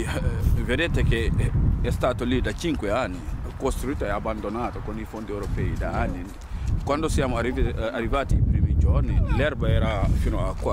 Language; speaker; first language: Italian; non-native, local second language; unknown